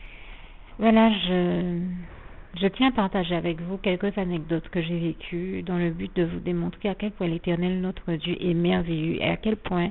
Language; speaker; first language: French; native; French